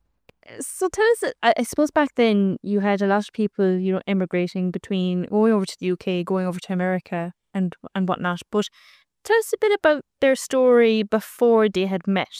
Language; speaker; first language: English; native; English